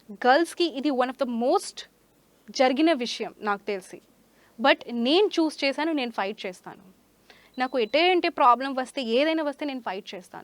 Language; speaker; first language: Telugu; non-native, learner; Hindi